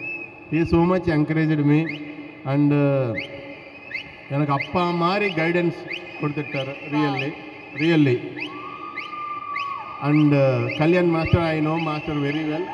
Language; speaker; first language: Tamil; non-native, learner; Telugu